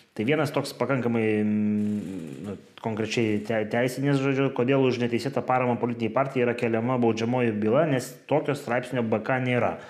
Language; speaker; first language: Lithuanian; native; Lithuanian